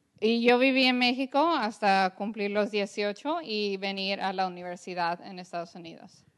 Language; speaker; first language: Spanish; early bilingual, other home language; English